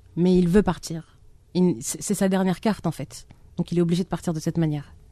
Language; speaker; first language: French; non-native, local second language; Arabic